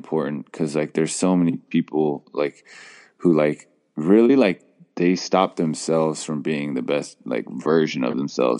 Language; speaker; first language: English; native; English